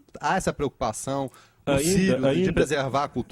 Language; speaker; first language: Portuguese; native; Portuguese